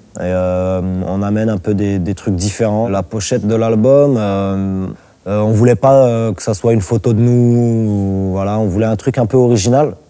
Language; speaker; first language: French; native; French